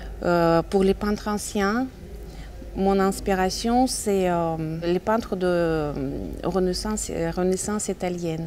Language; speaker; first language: French; non-native, fluent; Russian